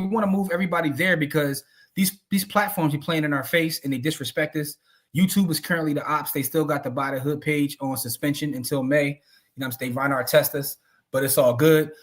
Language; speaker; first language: English; native; English